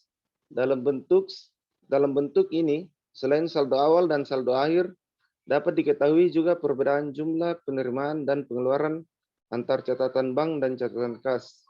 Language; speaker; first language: Indonesian; native; Indonesian